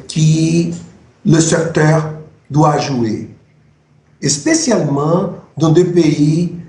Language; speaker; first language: French; non-native, fluent; Portuguese